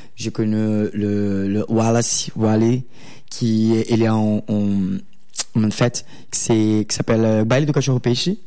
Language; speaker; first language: French; non-native, learner; Portuguese